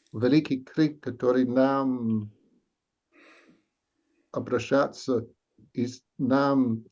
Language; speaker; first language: Russian; non-native, learner; English